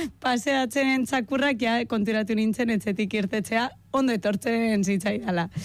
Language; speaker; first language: Basque; non-native, local second language; Spanish